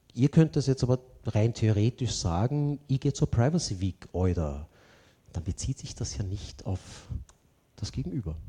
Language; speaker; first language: German; native; German